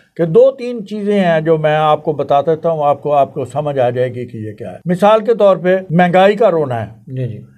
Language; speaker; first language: Urdu; non-native, local second language; Punjabi